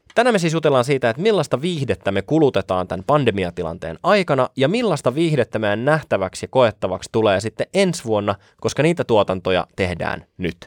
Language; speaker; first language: Finnish; native; Finnish